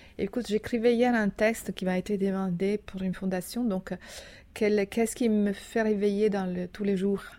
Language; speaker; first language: French; non-native, fluent; Italian